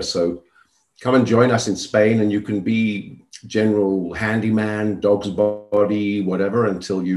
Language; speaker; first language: English; native; English